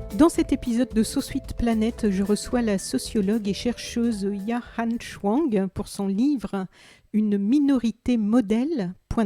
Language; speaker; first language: French; native; French